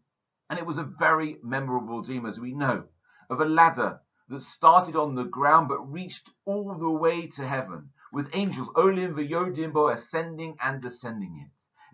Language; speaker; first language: English; native; English